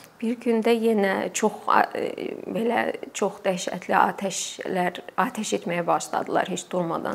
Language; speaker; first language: Azerbaijani; native; Azerbaijani